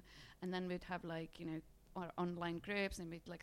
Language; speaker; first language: English; non-native, fluent; Icelandic